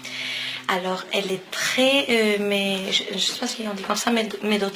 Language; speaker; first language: French; non-native, fluent; Spanish